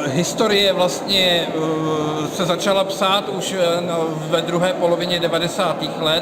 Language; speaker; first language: Czech; native; Czech